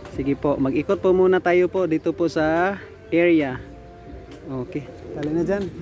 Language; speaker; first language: Filipino; non-native, local second language; Cebuano